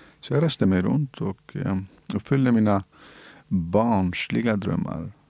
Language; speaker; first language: Swedish; non-native, fluent; Central Kurdish